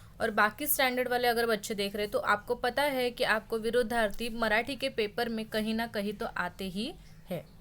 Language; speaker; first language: Hindi; non-native, local second language; Marathi